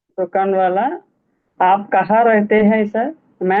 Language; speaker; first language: Hindi; non-native, learner; Telugu